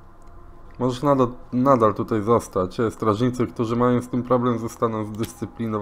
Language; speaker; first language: Polish; native; Polish